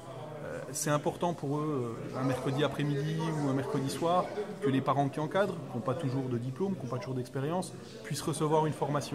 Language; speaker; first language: French; native; French